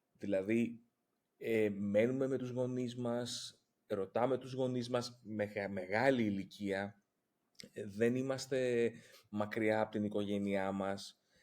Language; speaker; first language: Greek; native; Greek